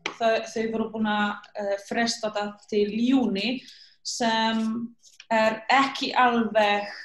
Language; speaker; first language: Icelandic; non-native, fluent; Polish